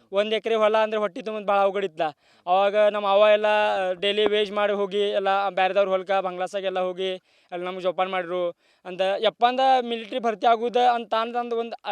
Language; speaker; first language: Kannada; non-native, local second language; Marathi